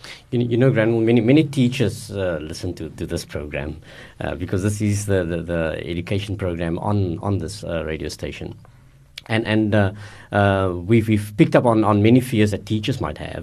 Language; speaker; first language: English; non-native, local second language; Afrikaans